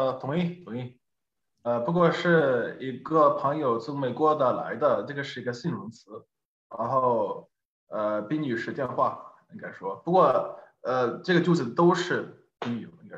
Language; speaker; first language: Chinese; non-native, fluent; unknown